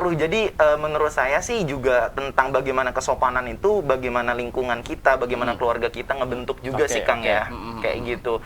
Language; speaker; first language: Indonesian; non-native, local second language; Javanese